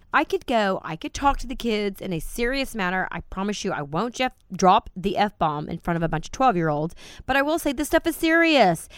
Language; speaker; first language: English; native; English